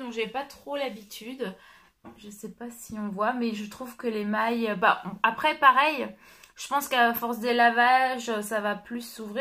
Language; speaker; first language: French; native; French